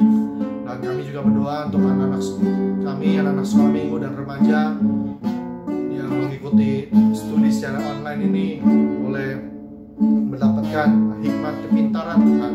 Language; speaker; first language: Indonesian; native; Indonesian